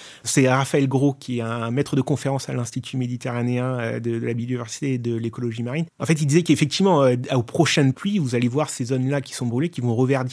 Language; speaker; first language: French; native; French